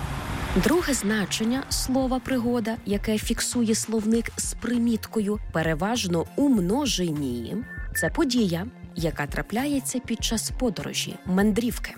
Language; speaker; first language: Ukrainian; native; Ukrainian